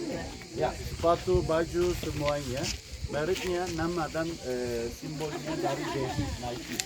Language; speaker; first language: Indonesian; non-native, learner; Turkish